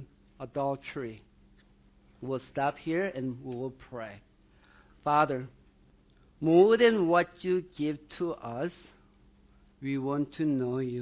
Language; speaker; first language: English; non-native, fluent; Korean